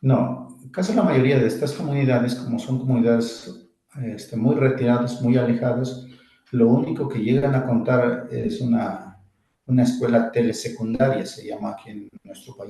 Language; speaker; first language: Spanish; non-native, local second language; Zapotec